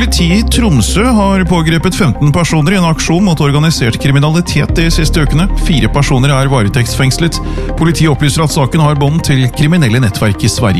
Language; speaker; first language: Norwegian; native; Norwegian